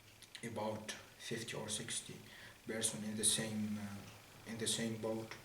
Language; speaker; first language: English; non-native, learner; Arabic